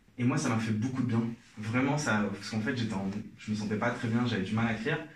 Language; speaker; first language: French; non-native, local second language; Arabic